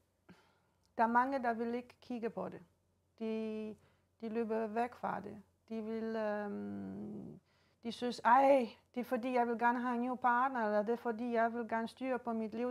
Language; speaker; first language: Danish; non-native, fluent; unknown